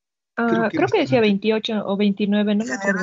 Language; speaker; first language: Spanish; native; Spanish